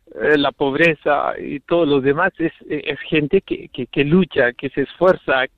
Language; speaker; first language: Spanish; native; Spanish